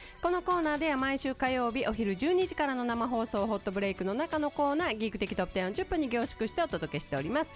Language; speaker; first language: Japanese; native; Japanese